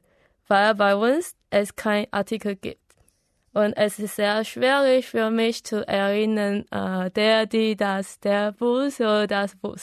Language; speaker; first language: German; non-native, learner; Chinese